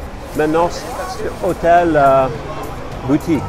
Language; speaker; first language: French; non-native, fluent; English